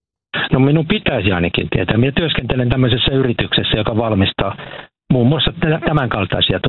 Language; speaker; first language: Finnish; native; Finnish